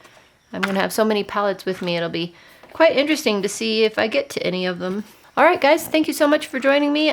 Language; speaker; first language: English; native; English